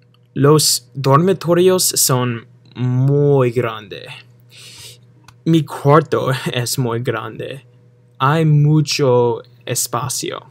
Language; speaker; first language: Spanish; non-native, learner; English